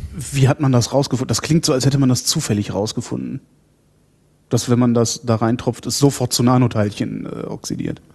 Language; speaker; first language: German; native; German